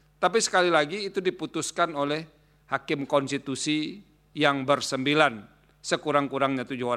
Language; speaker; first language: Indonesian; native; Indonesian